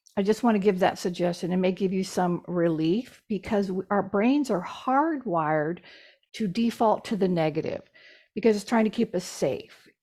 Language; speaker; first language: English; native; English